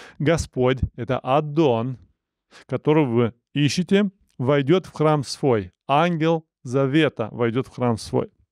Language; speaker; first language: Russian; non-native, local second language; Romanian